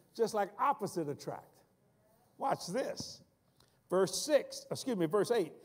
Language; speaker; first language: English; native; English